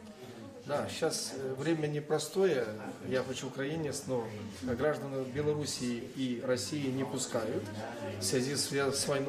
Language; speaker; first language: Russian; non-native, local second language; Ukrainian